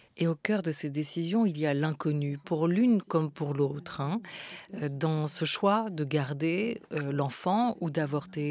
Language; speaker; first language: French; native; French